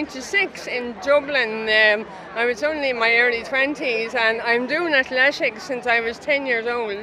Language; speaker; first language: English; native; English